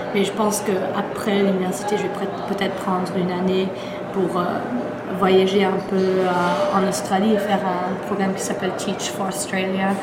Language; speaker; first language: French; early bilingual, other home language; German